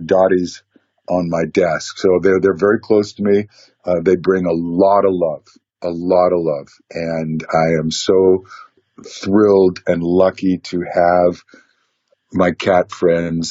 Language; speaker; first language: English; native; English